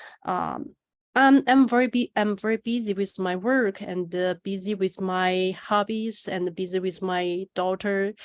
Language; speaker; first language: English; non-native, learner; Chinese